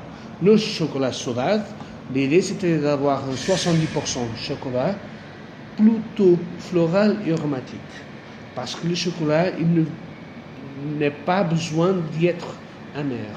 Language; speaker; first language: French; non-native, fluent; Portuguese